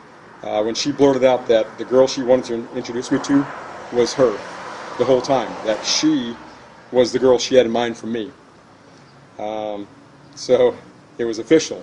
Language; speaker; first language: English; native; English